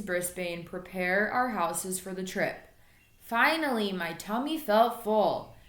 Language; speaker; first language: English; native; English